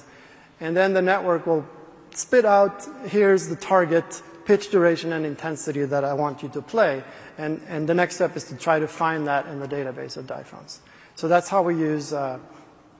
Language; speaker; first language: English; non-native, fluent; Swedish